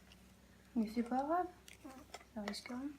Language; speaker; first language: French; native; French